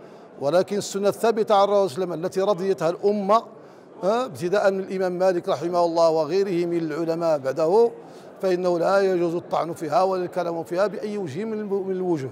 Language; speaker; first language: Arabic; native; Arabic